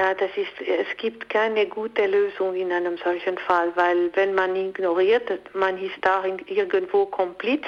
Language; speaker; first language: German; non-native, local second language; French